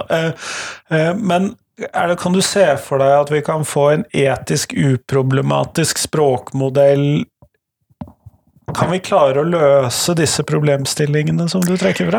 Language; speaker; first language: Norwegian; native; Norwegian